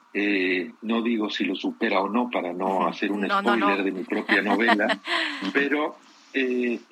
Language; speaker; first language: Spanish; native; Spanish